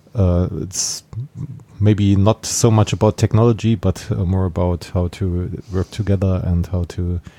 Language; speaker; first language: English; non-native, fluent; German